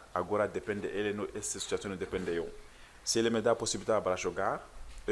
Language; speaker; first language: Portuguese; non-native, learner; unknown